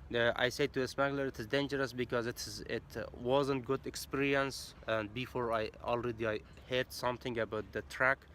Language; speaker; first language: English; non-native, learner; Persian